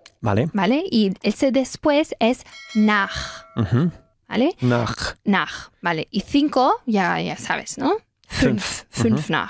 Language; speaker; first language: German; non-native, fluent; Spanish